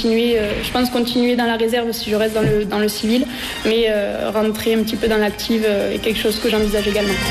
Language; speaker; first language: French; native; French